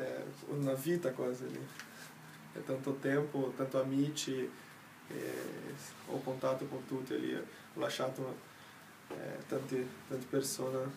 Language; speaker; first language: Italian; non-native, learner; Portuguese